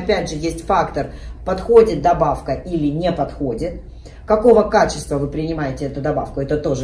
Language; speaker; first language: Russian; native; Russian